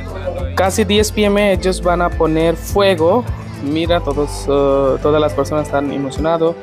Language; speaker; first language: Spanish; non-native, fluent; Hindi